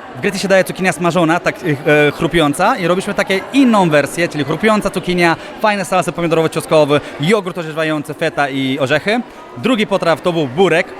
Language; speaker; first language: Polish; non-native, fluent; Romanian